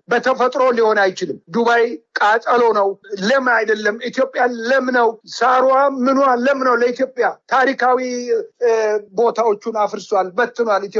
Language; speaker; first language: Amharic; native; Amharic